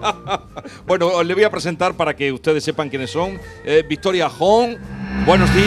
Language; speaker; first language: Spanish; native; Spanish